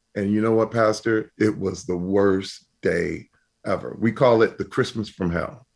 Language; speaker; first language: English; native; English